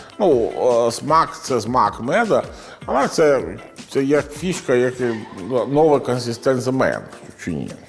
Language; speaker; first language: Ukrainian; non-native, learner; Italian